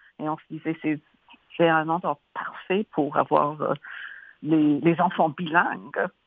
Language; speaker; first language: French; non-native, fluent; English